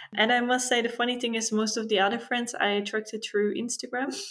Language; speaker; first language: English; non-native, fluent; Dutch